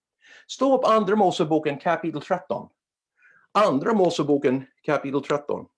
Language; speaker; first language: Swedish; non-native, fluent; English